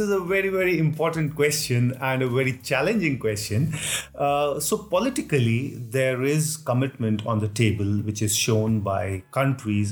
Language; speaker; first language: English; non-native, local second language; Hindi